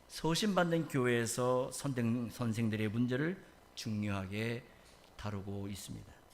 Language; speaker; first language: Korean; native; Korean